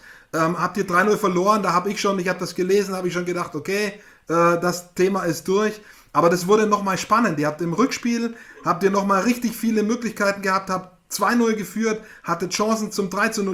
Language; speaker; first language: German; native; German